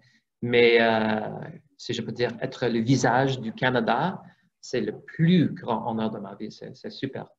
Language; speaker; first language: French; non-native, fluent; English